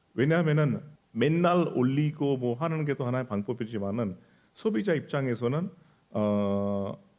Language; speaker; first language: Korean; non-native, fluent; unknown